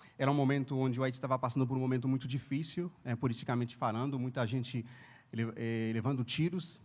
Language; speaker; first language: Portuguese; non-native, fluent; Haitian Creole